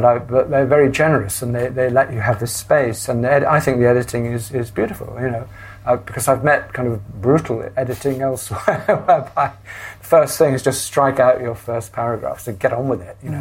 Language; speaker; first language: English; native; English